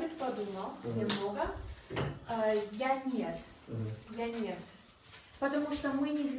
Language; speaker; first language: Russian; non-native, learner; English